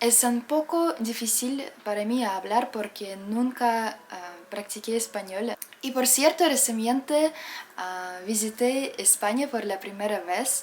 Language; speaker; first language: Spanish; non-native, learner; Russian